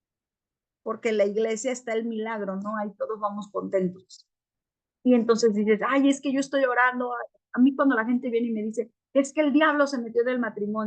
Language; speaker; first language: Spanish; native; Spanish